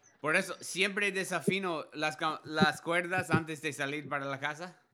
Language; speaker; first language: Spanish; non-native, learner; English